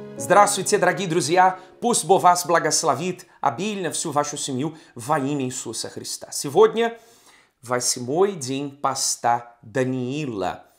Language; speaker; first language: Russian; non-native, fluent; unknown